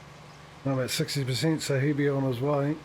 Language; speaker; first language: English; native; English